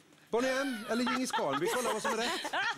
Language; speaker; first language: Swedish; native; Swedish